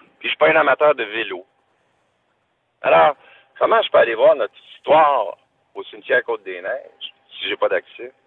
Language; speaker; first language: French; native; French